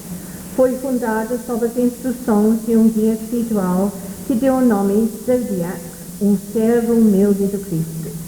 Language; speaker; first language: Portuguese; non-native, fluent; English